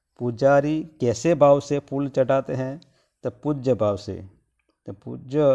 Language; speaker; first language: Hindi; non-native, local second language; Gujarati